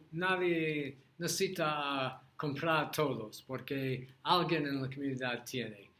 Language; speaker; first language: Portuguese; non-native, learner; English